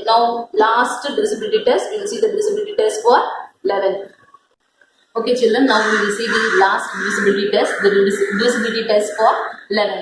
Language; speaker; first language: English; non-native, local second language; Tamil